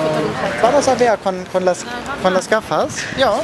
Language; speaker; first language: Spanish; non-native, learner; German